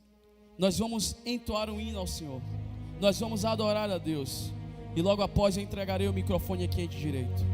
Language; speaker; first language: Portuguese; native; Portuguese